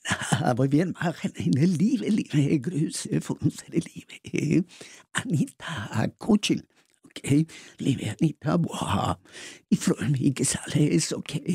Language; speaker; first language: German; non-native, learner; Spanish